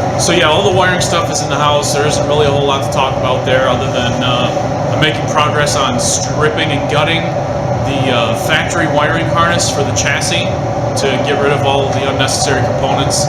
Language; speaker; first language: English; native; English